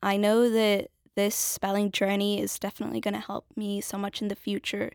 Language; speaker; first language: English; early bilingual, other home language; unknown